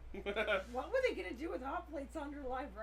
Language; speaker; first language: English; native; English